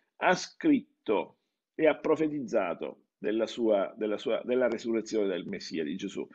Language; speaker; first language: Italian; native; Italian